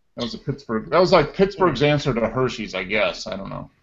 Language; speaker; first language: English; native; English